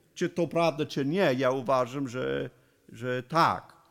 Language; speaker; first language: Polish; non-native, learner; English